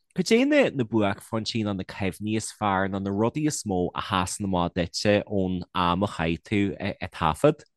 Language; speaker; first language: Irish; native; Irish